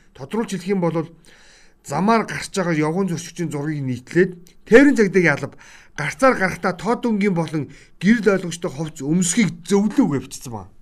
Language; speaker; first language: Mongolian; native; Mongolian